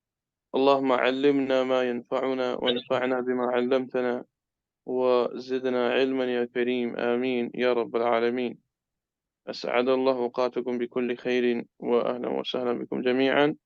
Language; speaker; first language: Arabic; non-native, fluent; Urdu